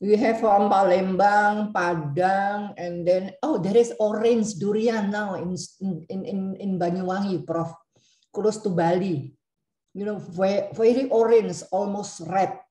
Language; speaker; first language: English; non-native, learner; Indonesian